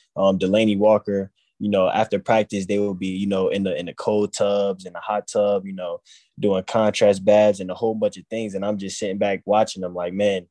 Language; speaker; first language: English; native; English